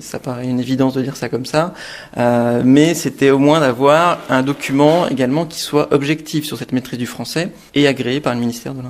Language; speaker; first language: French; native; French